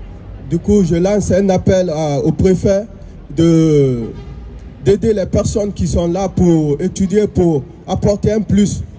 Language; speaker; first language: French; non-native, fluent; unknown